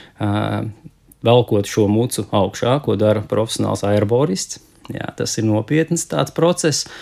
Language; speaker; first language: Latvian; native; Latvian